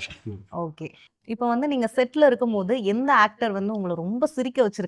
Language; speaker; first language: Tamil; native; Tamil